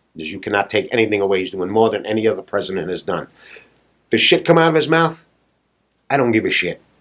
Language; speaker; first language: English; native; English